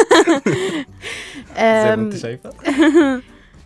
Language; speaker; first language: Arabic; native; Arabic